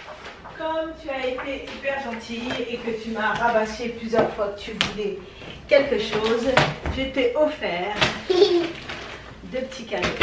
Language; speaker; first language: French; native; French